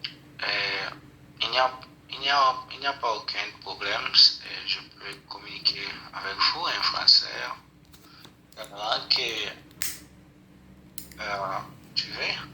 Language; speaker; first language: French; non-native, local second language; Haitian Creole